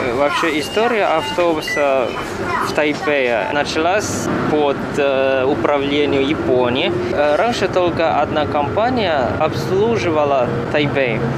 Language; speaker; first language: Russian; non-native, fluent; Chinese